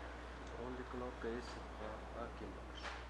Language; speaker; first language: Portuguese; non-native, fluent; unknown